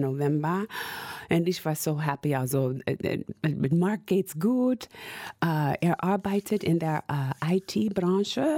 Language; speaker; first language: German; non-native, fluent; English